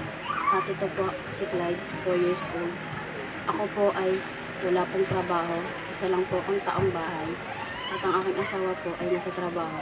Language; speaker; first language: Filipino; native; Filipino